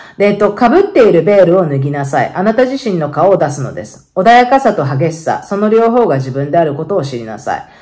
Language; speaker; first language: Japanese; native; Japanese